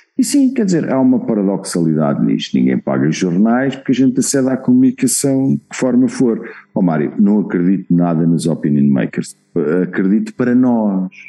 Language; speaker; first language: Portuguese; native; Portuguese